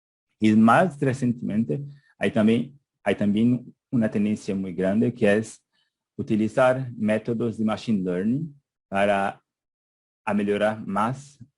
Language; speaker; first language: Spanish; non-native, fluent; Portuguese